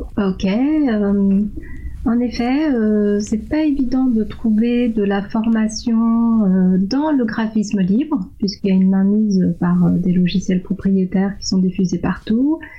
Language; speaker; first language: French; non-native, fluent; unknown